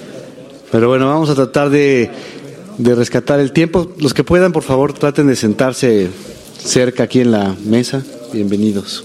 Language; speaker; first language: Spanish; native; Spanish